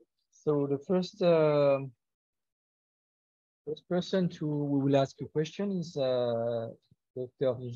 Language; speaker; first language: English; non-native, fluent; French